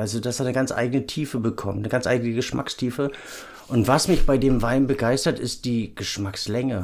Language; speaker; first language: German; native; German